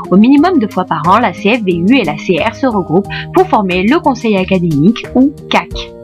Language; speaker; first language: French; native; French